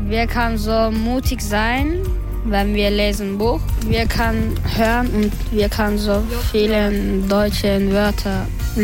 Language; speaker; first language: German; non-native, learner; Turkish